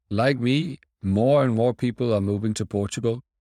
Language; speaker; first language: English; non-native, fluent; Danish